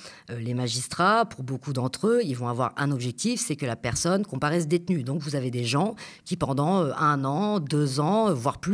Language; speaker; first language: French; native; French